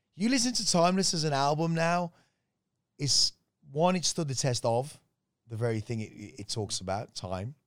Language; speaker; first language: English; native; English